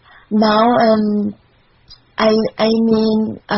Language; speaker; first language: English; non-native, learner; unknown